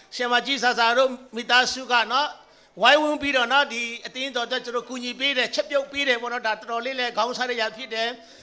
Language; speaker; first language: Burmese; non-native, local second language; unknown